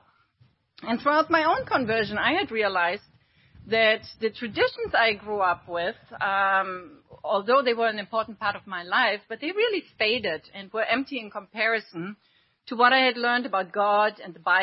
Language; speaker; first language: English; non-native, fluent; German